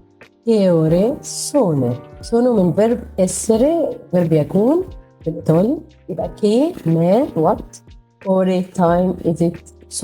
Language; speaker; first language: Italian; non-native, learner; Arabic